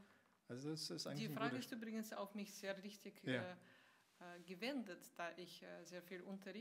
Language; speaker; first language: German; non-native, fluent; Russian